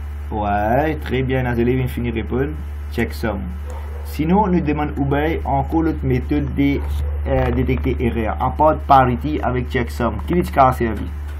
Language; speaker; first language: French; non-native, local second language; Morisyen